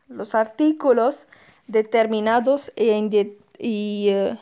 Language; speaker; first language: Spanish; non-native, fluent; Arabic